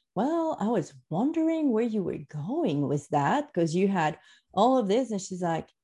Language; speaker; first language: English; non-native, fluent; French